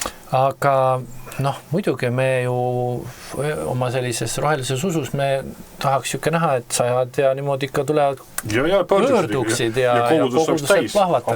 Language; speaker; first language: Estonian; native; Estonian